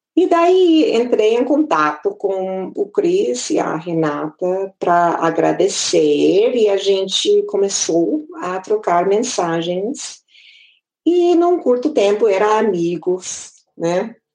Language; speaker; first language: Portuguese; non-native, fluent; English